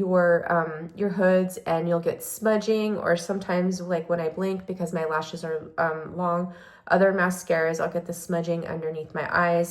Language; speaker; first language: English; native; English